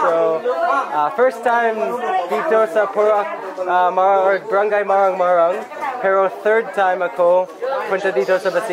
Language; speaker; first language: Filipino; non-native, learner; English